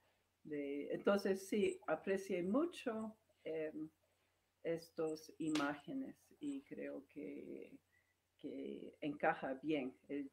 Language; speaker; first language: Spanish; non-native, fluent; English